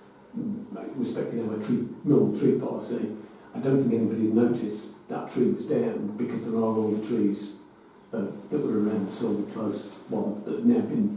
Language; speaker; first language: English; native; English